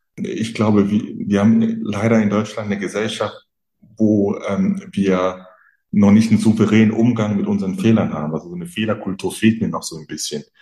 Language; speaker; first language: German; early bilingual, other home language; French